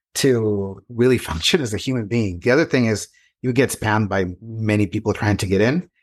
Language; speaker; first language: English; non-native, fluent; Spanish